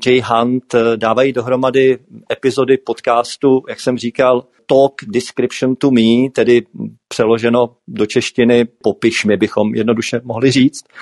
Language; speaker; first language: Czech; native; Czech